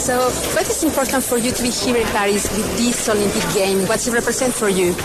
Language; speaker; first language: English; non-native, fluent; Spanish